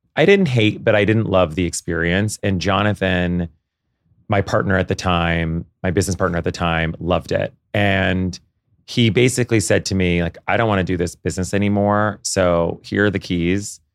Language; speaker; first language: English; native; English